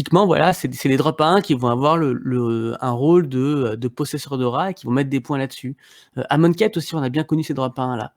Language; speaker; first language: French; native; French